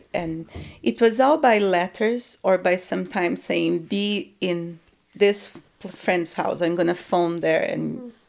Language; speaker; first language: English; non-native, fluent; Portuguese